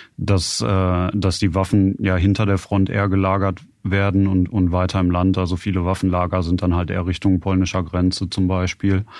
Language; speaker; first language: German; non-native, fluent; Ukrainian